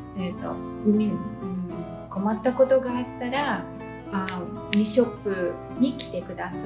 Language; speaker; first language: Japanese; non-native, fluent; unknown